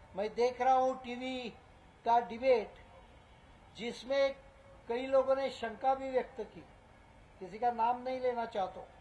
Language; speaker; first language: Hindi; non-native, local second language; Konkani